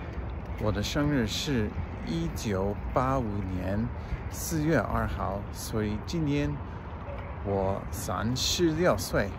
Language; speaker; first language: Chinese; non-native, learner; English